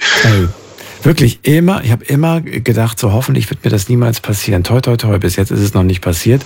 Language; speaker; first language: German; native; German